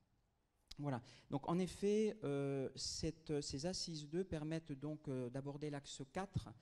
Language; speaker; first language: French; native; French